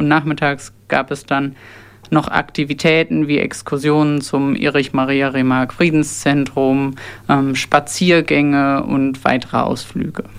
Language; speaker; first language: German; early bilingual, other home language; Turkish